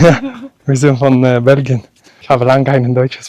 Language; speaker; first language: German; non-native, learner; Dutch